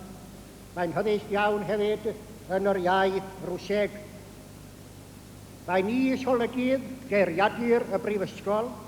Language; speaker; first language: Welsh; native; Welsh